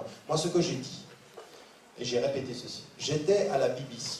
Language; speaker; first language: French; native; French